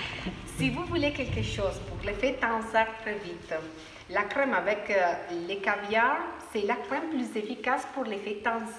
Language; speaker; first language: French; non-native, fluent; Spanish